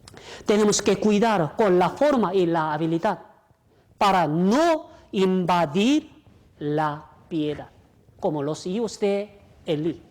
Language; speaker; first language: Spanish; non-native, fluent; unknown